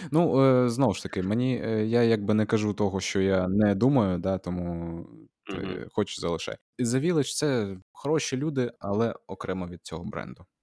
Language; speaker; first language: Ukrainian; non-native, local second language; Russian